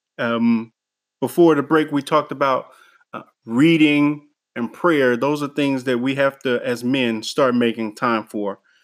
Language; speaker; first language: English; native; English